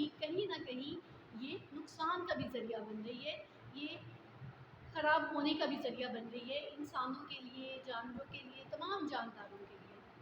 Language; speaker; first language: Urdu; native; Urdu